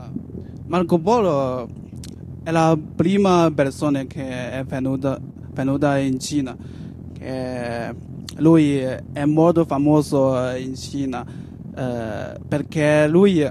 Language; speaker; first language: Italian; non-native, learner; Chinese